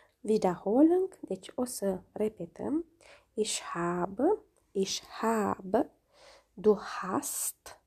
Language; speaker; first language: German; non-native, fluent; Romanian